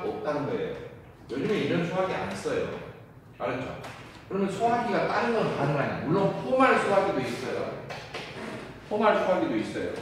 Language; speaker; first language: Korean; native; Korean